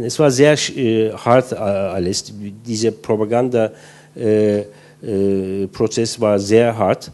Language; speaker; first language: German; non-native, fluent; Turkish